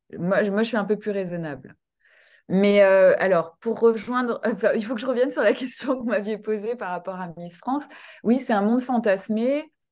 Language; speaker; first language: French; early bilingual, other home language; Kinyarwanda